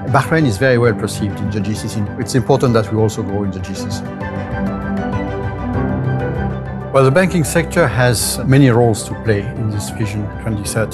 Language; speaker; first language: English; non-native, fluent; French